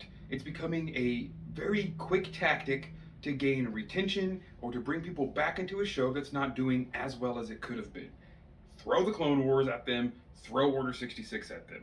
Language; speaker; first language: English; native; English